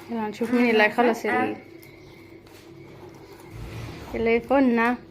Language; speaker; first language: Arabic; native; Arabic